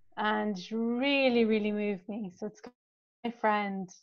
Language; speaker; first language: English; native; English